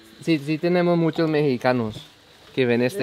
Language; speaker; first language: Spanish; native; Spanish